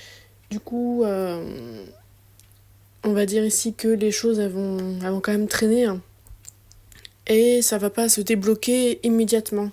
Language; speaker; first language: French; native; French